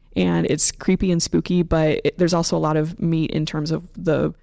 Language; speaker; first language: English; native; English